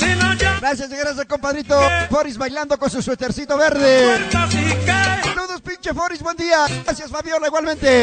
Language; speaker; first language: Spanish; native; Spanish